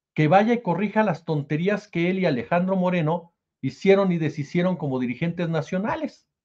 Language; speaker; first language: Spanish; native; Spanish